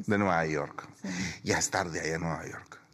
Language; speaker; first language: Spanish; native; Spanish